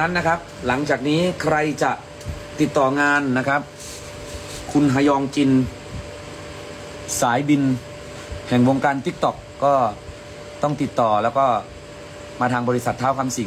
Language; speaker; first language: Thai; native; Thai